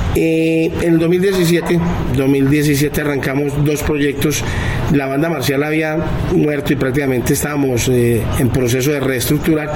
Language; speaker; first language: Spanish; native; Spanish